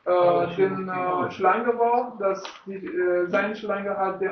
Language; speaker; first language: German; non-native, learner; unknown